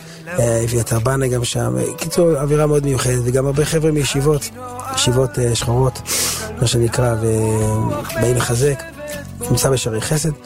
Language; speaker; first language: Hebrew; native; Hebrew